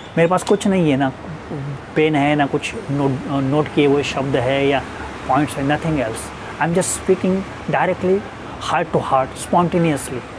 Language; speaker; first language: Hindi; non-native, local second language; Marathi